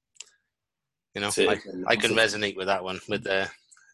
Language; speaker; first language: English; native; English